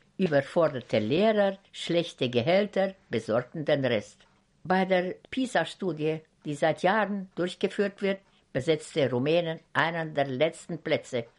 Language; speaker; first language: German; native; German